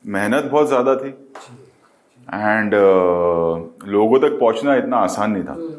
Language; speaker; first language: Hindi; native; Hindi